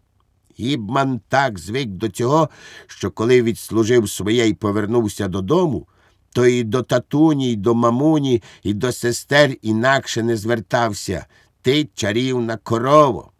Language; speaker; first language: Ukrainian; native; Ukrainian